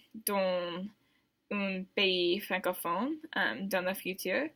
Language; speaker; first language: French; non-native, learner; English